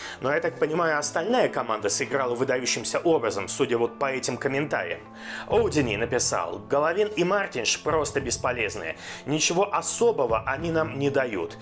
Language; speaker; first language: Russian; native; Russian